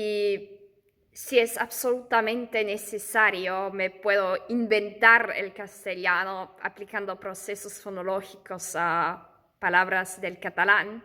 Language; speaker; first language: Spanish; non-native, learner; German